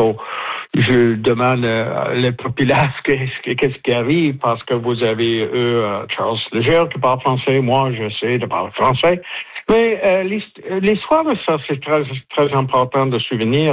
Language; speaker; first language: French; non-native, learner; English